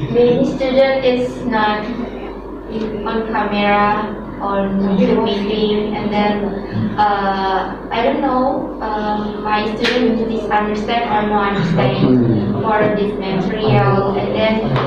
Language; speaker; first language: English; non-native, learner; Indonesian